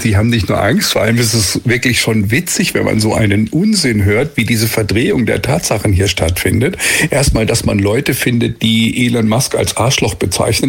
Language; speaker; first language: German; native; German